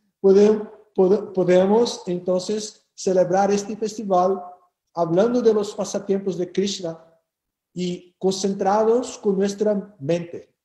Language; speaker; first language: Spanish; non-native, fluent; Portuguese